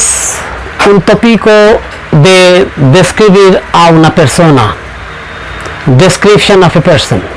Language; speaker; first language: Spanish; non-native, fluent; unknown